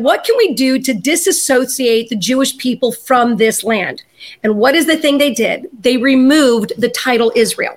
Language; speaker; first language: English; native; English